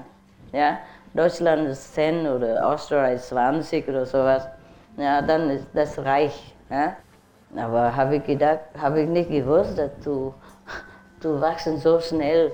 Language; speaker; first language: German; non-native, learner; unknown